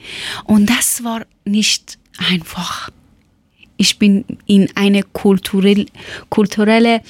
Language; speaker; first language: German; non-native, learner; Persian